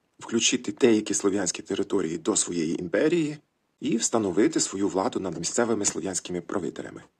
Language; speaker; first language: Ukrainian; native; Ukrainian